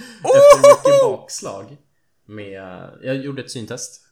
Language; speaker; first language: Swedish; native; Swedish